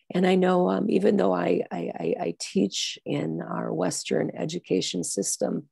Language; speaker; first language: English; native; English